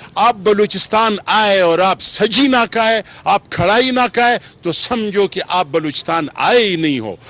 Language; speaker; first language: Urdu; non-native, local second language; Pashto